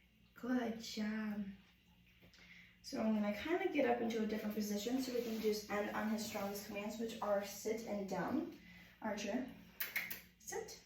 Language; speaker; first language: English; native; English